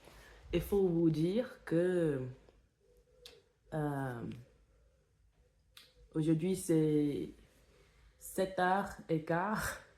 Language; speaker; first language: French; non-native, fluent; English